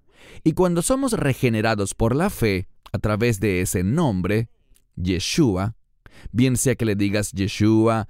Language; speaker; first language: Spanish; native; Spanish